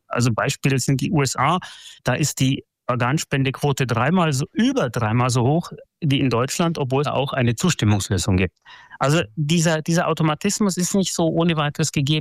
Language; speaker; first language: German; native; German